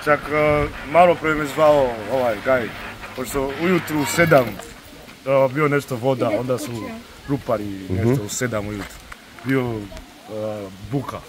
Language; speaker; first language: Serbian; non-native, learner; Rundi